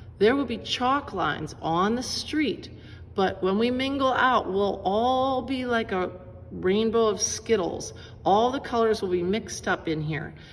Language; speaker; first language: English; native; English